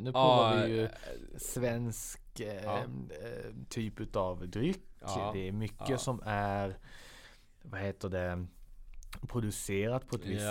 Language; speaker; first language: Swedish; native; Swedish